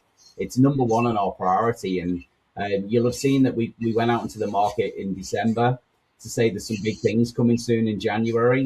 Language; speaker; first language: English; native; English